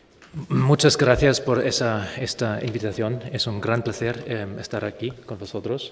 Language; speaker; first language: Spanish; non-native, fluent; German